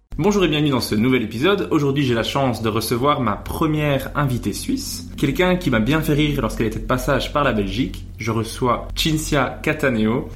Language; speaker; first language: French; native; French